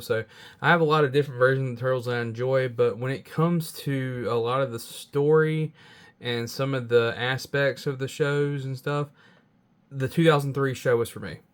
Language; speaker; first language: English; native; English